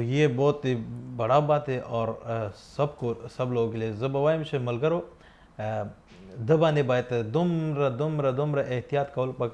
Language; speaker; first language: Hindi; non-native, fluent; Pashto